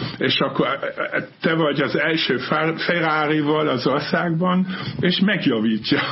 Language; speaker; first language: Hungarian; non-native, fluent; German